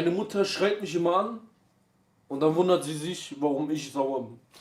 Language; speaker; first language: German; early bilingual, other home language; Kurdish